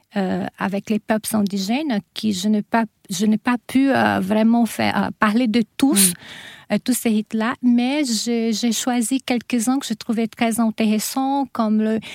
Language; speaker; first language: French; non-native, fluent; Portuguese